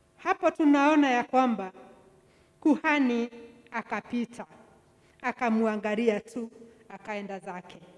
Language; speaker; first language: Swahili; non-native, local second language; Kikuyu